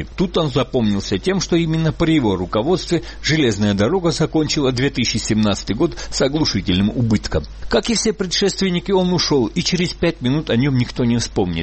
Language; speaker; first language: Russian; native; Russian